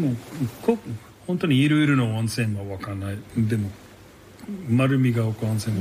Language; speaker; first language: Japanese; non-native, learner; English